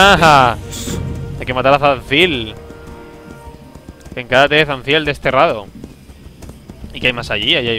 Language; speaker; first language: Spanish; native; Spanish